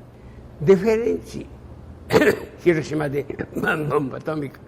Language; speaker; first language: Portuguese; non-native, learner; Japanese